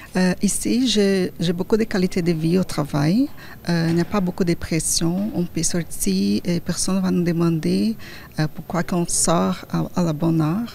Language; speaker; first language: French; non-native, fluent; Portuguese